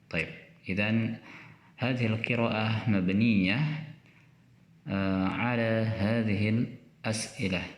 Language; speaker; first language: Arabic; non-native, fluent; Indonesian